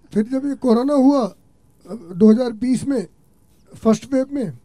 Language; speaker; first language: Hindi; native; Hindi